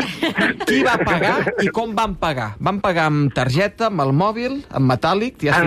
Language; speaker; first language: Catalan; native; Catalan